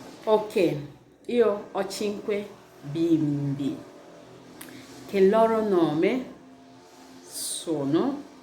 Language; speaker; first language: Italian; non-native, learner; Igbo